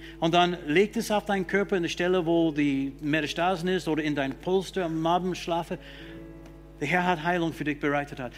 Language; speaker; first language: German; non-native, fluent; English